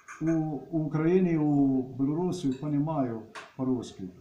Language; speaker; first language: Russian; non-native, learner; Slovenian